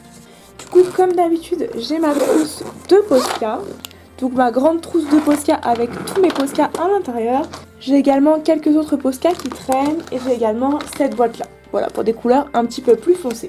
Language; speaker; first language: French; native; French